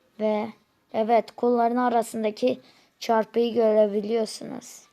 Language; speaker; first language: Turkish; native; Turkish